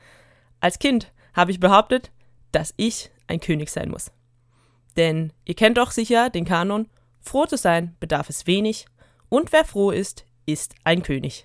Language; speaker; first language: German; native; German